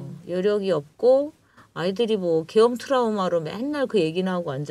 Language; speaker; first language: Korean; native; Korean